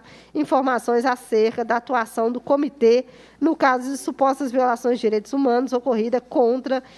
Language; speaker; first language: Portuguese; native; Portuguese